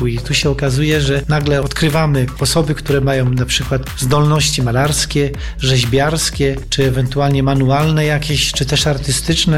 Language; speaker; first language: Polish; native; Polish